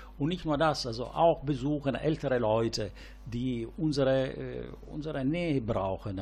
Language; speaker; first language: German; non-native, fluent; Italian